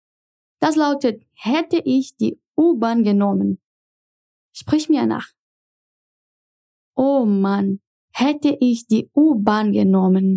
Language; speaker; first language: German; non-native, fluent; Portuguese